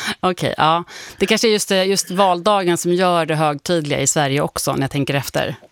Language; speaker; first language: Swedish; native; Swedish